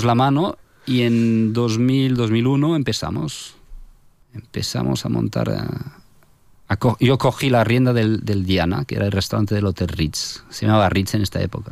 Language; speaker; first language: Spanish; non-native, fluent; French